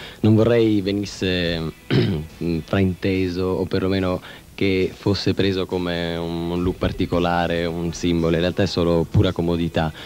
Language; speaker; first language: Italian; native; Italian